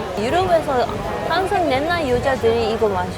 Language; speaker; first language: Korean; non-native, fluent; Dutch